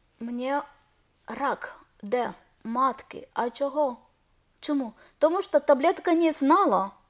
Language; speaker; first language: Ukrainian; non-native, learner; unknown